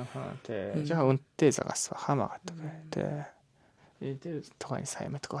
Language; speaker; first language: Mongolian; non-native, learner; Japanese